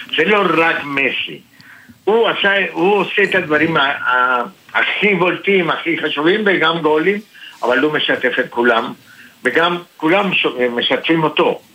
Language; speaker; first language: Hebrew; non-native, fluent; Spanish